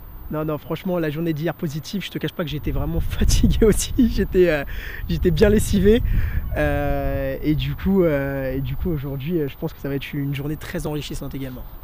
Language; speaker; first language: French; early bilingual, other home language; Portuguese